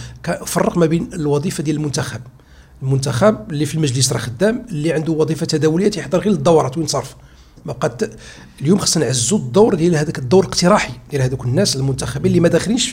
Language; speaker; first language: Arabic; native; Arabic